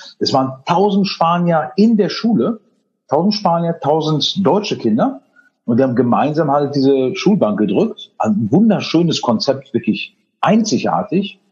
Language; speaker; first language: German; early bilingual, other home language; Spanish